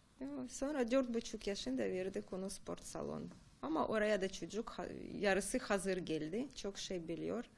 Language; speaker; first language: Turkish; non-native, learner; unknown